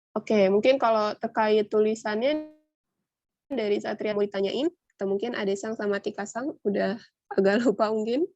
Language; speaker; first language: Indonesian; native; Indonesian